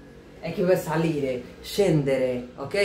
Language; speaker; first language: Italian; non-native, fluent; Bangla